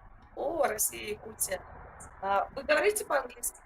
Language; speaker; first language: Russian; non-native, fluent; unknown